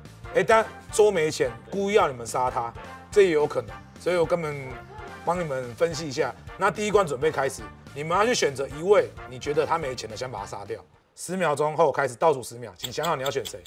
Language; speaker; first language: Chinese; native; Chinese